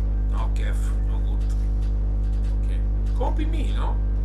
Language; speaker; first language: English; non-native, learner; Italian